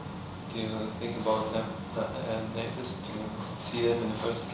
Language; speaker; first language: English; non-native, fluent; Italian